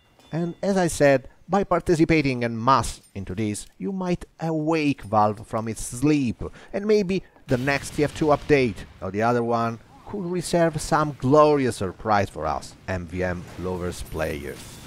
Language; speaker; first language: English; non-native, fluent; Italian